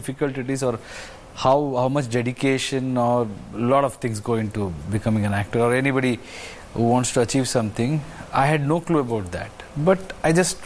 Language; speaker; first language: English; non-native, local second language; Kannada